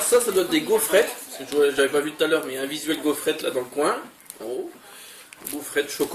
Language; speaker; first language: French; native; French